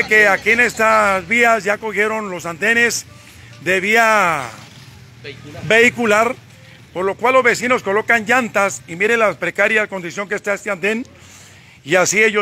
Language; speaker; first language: Spanish; native; Spanish